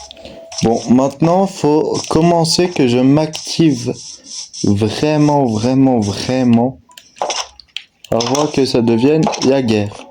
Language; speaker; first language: French; native; French